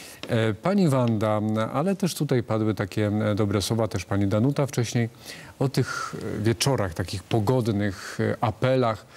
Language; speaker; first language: Polish; native; Polish